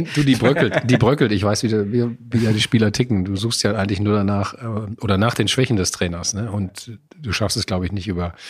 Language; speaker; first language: German; native; German